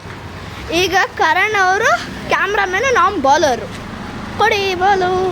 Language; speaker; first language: Kannada; native; Kannada